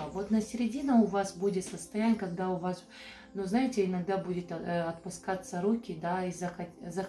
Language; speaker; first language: Russian; non-native, fluent; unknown